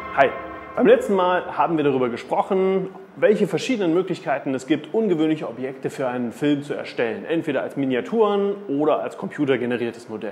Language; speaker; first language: German; native; German